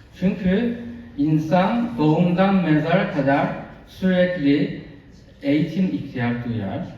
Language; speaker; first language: Turkish; non-native, fluent; Chinese